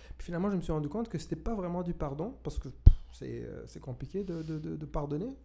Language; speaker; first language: French; non-native, local second language; Kinyarwanda